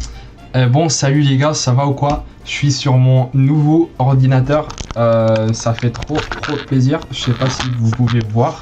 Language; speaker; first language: French; non-native, fluent; English